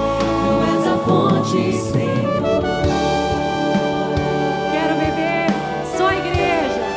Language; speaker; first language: Portuguese; native; Portuguese